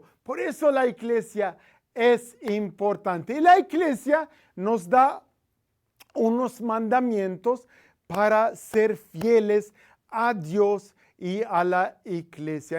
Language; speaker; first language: Spanish; non-native, fluent; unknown